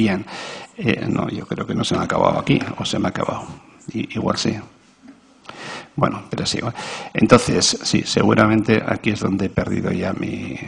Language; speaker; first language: Spanish; native; Spanish